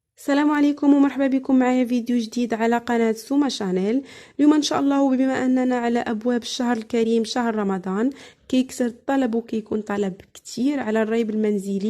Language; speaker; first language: Arabic; native; Arabic